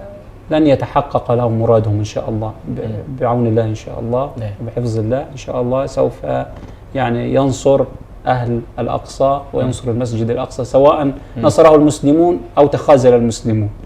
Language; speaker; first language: Arabic; native; Arabic